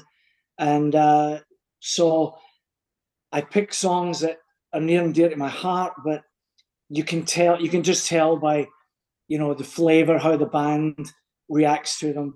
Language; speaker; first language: English; native; English